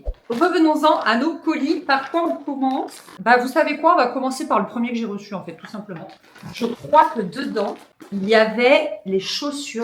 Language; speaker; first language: French; native; French